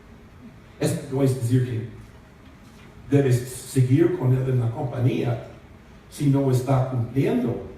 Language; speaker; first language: Spanish; non-native, fluent; English